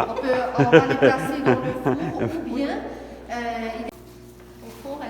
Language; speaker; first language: French; non-native, learner; Arabic